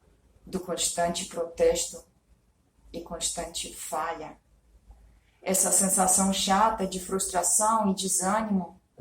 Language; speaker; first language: Portuguese; non-native, fluent; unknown